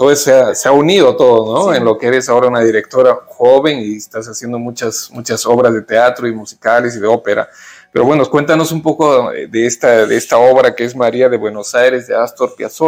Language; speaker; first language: Spanish; native; Spanish